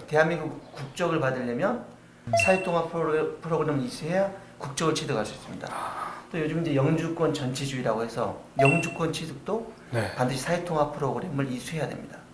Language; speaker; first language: Korean; native; Korean